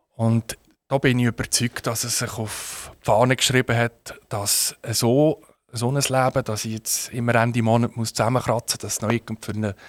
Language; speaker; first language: German; native; German